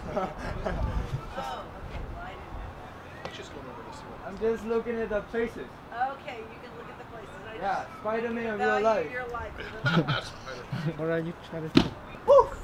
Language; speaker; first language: English; non-native, fluent; Arabic